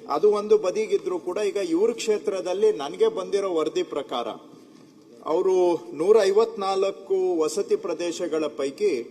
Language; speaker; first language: Kannada; native; Kannada